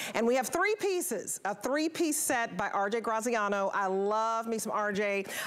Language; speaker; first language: English; native; English